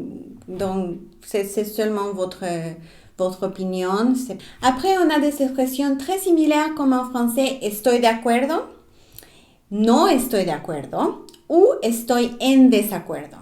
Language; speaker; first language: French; non-native, fluent; Spanish